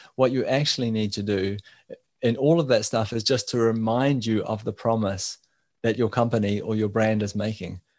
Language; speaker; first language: English; native; English